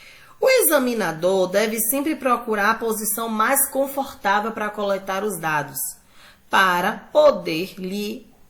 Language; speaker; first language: Portuguese; native; Portuguese